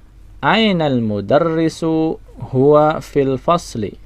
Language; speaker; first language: Arabic; non-native, fluent; Indonesian